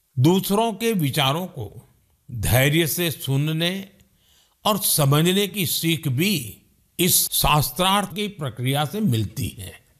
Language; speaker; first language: Hindi; non-native, local second language; Gujarati